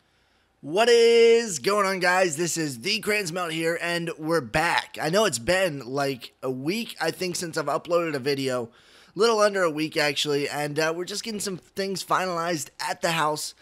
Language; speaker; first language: English; native; English